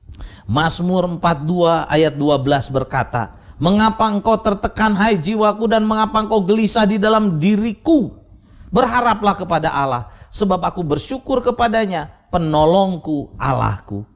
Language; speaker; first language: Indonesian; native; Indonesian